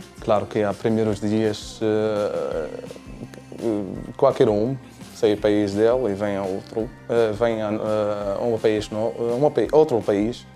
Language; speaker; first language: Portuguese; non-native, learner; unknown